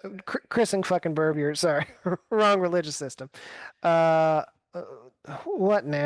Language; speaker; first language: English; native; English